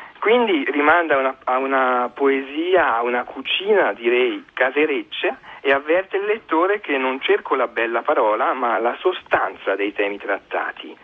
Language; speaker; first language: Italian; early bilingual, heritage; Italian